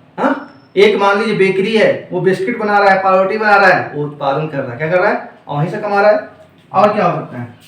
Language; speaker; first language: Hindi; native; Hindi